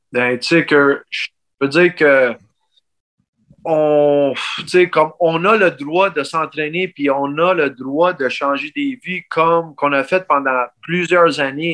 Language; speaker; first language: French; early bilingual, heritage; French